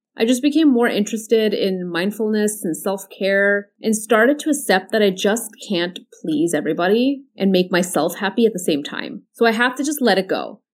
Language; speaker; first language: English; early bilingual, other home language; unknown